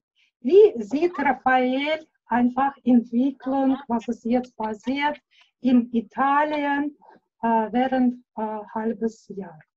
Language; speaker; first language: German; non-native, learner; Russian